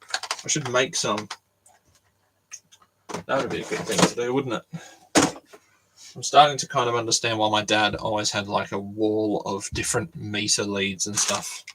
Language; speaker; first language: English; native; English